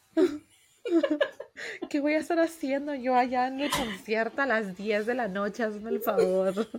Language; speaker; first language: Spanish; early bilingual, heritage; Spanish